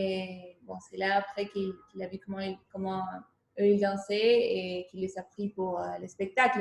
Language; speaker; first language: French; non-native, fluent; Spanish